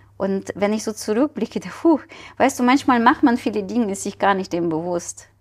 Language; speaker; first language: German; non-native, fluent; Ukrainian